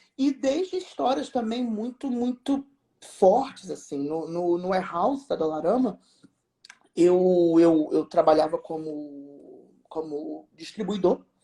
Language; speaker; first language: Portuguese; native; Portuguese